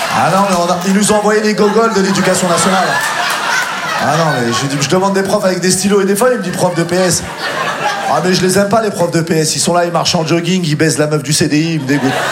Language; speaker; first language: French; native; French